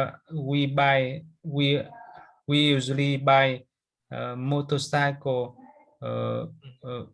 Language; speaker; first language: English; non-native, learner; Vietnamese